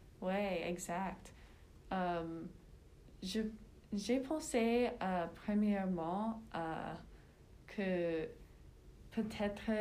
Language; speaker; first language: French; non-native, learner; English